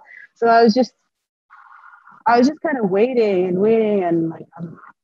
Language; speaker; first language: English; native; English